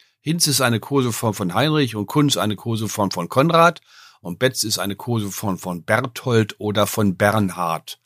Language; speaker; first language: German; native; German